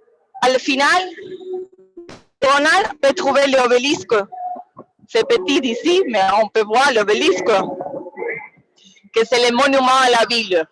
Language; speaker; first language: French; non-native, fluent; Spanish